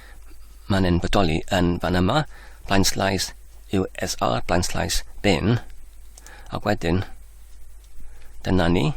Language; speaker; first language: Welsh; non-native, learner; English